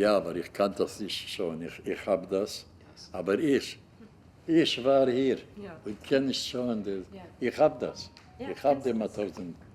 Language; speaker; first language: German; non-native, learner; Hungarian